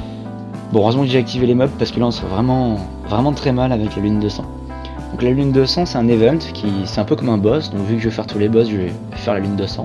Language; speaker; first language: French; native; French